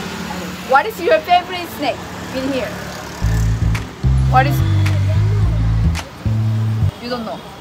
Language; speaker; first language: English; non-native, learner; Korean